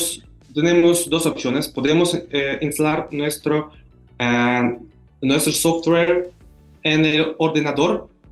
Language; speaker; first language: Spanish; non-native, fluent; Russian